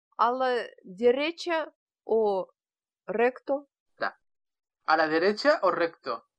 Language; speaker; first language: Spanish; non-native, fluent; Russian